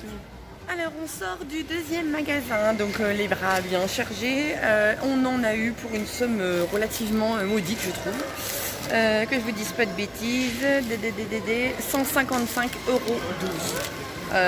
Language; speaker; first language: French; native; French